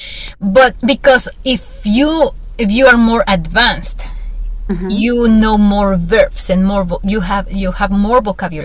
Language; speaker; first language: English; non-native, fluent; Spanish